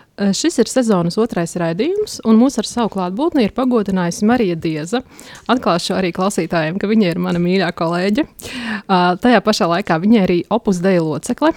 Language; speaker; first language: Latvian; native; Latvian